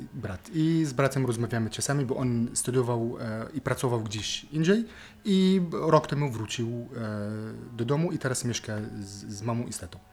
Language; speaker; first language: Polish; non-native, fluent; Arabic